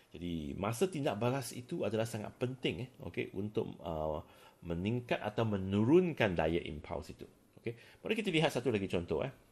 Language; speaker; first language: Malay; non-native, local second language; Chinese